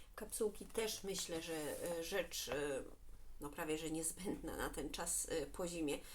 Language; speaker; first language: Polish; native; Polish